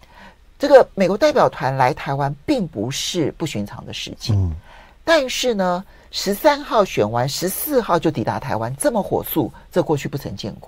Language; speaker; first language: Chinese; native; Chinese